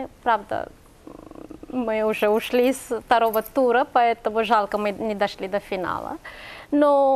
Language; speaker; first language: Russian; non-native, fluent; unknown